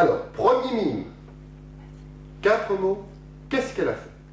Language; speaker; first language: French; native; French